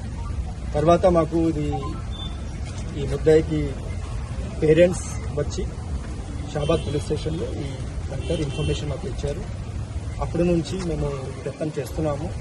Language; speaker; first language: Telugu; non-native, local second language; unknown